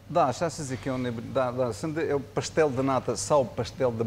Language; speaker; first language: Romanian; non-native, learner; Portuguese